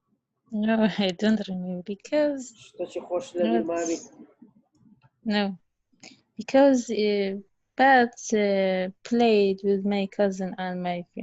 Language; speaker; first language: English; non-native, learner; Central Kurdish